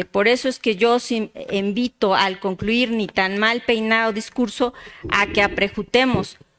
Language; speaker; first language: Spanish; native; Spanish